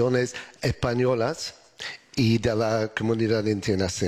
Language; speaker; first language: Spanish; non-native, learner; English